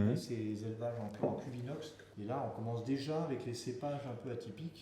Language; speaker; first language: French; native; French